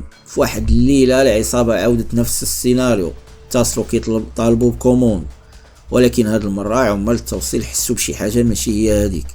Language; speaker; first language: Arabic; native; Arabic